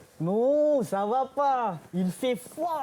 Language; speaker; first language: French; non-native, fluent; Malay